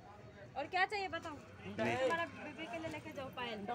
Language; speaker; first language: Hindi; non-native, fluent; Bangla